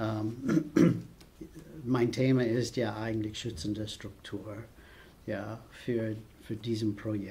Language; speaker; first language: German; non-native, fluent; English